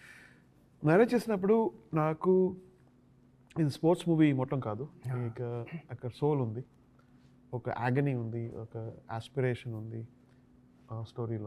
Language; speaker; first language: Telugu; non-native, learner; Tamil